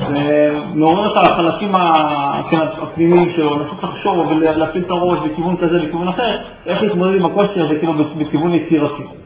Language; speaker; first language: Hebrew; native; Hebrew